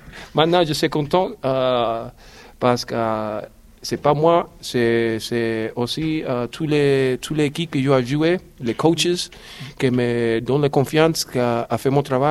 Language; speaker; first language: French; non-native, learner; English